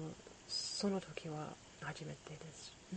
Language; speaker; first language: Japanese; non-native, learner; English